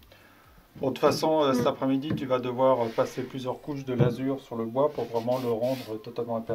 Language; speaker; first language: French; native; French